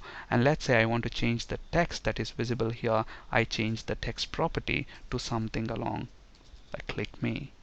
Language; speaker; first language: English; non-native, local second language; Telugu